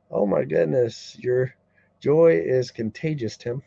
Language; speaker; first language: English; native; English